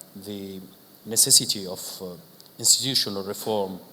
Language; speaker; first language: English; non-native, fluent; Arabic